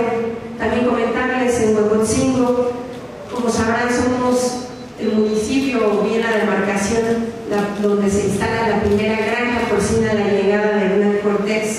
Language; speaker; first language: Spanish; native; Spanish